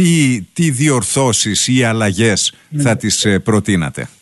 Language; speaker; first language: Greek; native; Greek